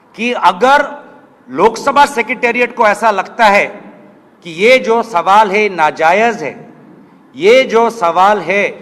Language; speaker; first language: Hindi; non-native, local second language; Assamese